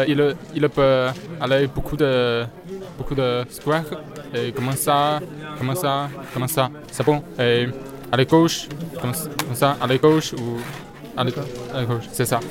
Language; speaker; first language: French; non-native, learner; Chinese